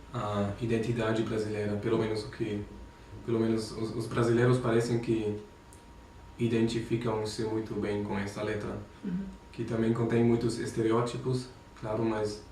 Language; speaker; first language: Portuguese; non-native, fluent; German